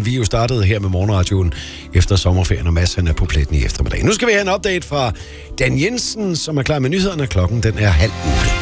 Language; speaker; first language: Danish; native; Danish